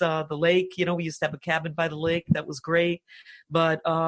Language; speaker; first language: English; early bilingual, other home language; Finnish